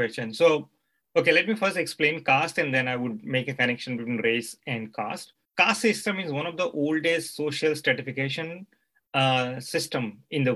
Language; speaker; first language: English; non-native, local second language; Gujarati